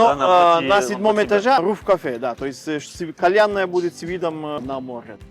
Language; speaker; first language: Russian; non-native, fluent; Turkish